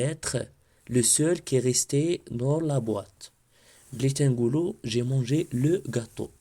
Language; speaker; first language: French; non-native, local second language; Arabic